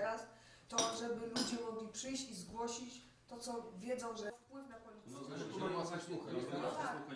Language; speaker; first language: Polish; non-native, learner; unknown